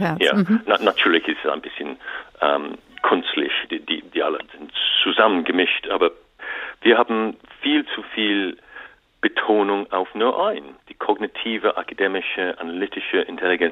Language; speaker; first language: German; non-native, learner; English